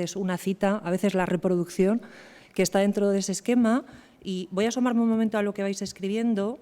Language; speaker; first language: Spanish; native; Spanish